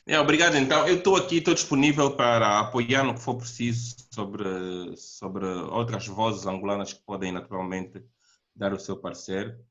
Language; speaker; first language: Portuguese; native; Portuguese